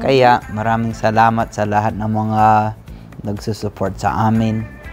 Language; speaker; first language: Filipino; non-native, fluent; English